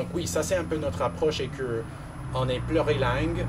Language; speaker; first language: French; non-native, local second language; English